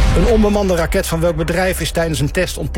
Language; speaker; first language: Dutch; native; Dutch